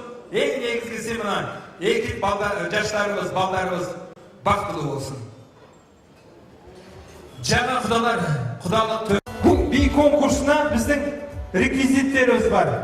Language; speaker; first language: Kyrgyz; native; Kyrgyz